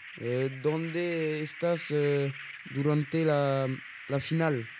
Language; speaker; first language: Spanish; non-native, learner; French